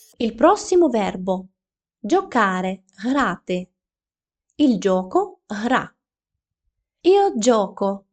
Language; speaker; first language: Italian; non-native, fluent; Ukrainian